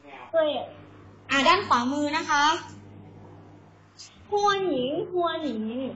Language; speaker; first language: Chinese; non-native, learner; Thai